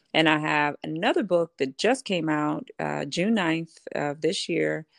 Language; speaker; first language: English; native; English